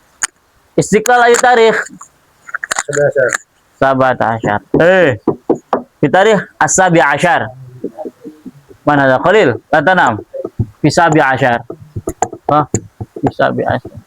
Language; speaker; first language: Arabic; non-native, fluent; Indonesian